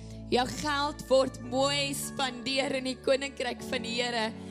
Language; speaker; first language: Afrikaans; native; Afrikaans